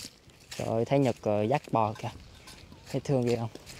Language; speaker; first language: Vietnamese; native; Vietnamese